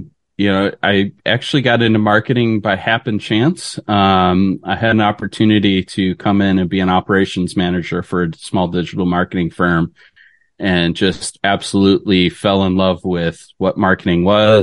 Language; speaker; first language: English; native; English